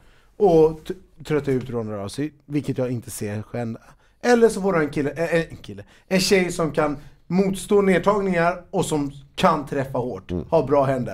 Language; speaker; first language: Swedish; native; Swedish